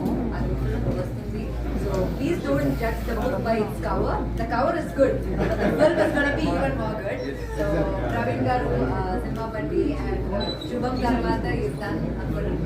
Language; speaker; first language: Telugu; non-native, fluent; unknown